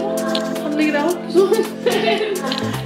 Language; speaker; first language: Danish; native; Danish